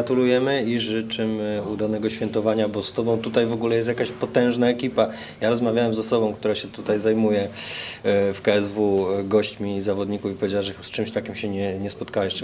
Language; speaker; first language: Polish; native; Polish